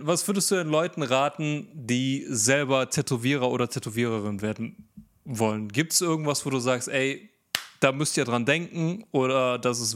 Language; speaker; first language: German; native; German